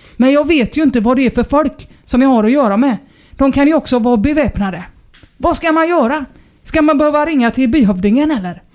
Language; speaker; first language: Swedish; native; Swedish